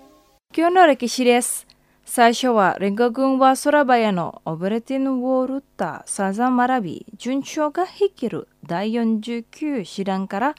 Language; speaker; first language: Japanese; non-native, fluent; Indonesian